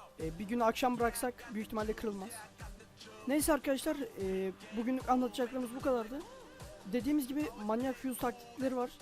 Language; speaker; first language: Turkish; native; Turkish